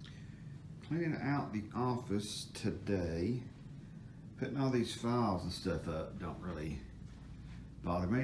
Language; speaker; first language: English; native; English